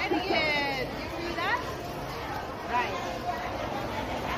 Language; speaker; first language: English; non-native, learner; Vietnamese